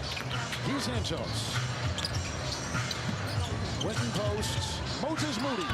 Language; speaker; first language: English; native; English